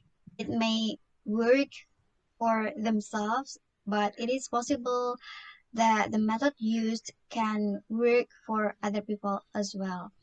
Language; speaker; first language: English; non-native, learner; Indonesian